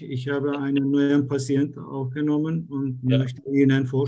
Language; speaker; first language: German; non-native, learner; Turkish